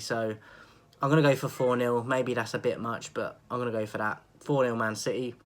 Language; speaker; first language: English; native; English